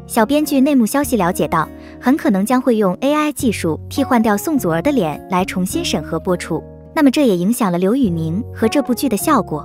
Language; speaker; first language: Chinese; native; Chinese